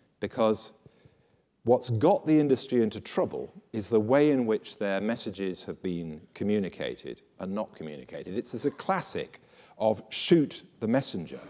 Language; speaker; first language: English; native; English